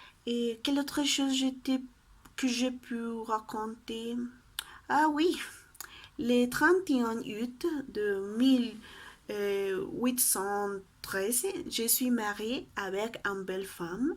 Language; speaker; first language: French; non-native, learner; Spanish